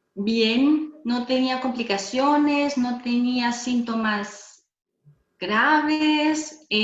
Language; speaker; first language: Spanish; non-native, fluent; German